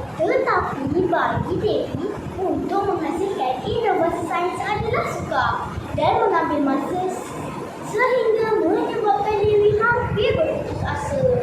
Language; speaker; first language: Malay; native; Malay